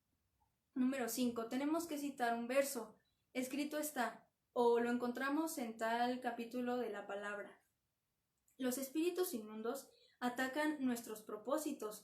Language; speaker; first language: Spanish; native; Spanish